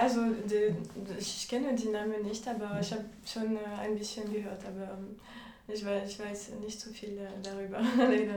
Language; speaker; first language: German; non-native, fluent; French